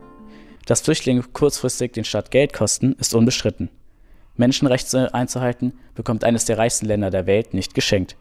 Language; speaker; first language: German; native; German